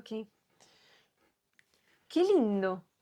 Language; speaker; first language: Spanish; non-native, learner; Russian